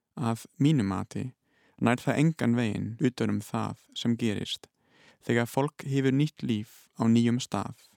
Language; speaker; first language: Icelandic; non-native, fluent; German